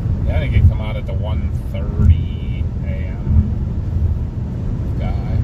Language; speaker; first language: English; native; English